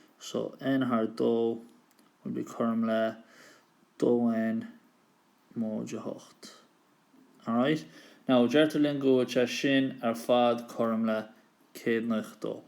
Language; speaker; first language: Irish; native; Irish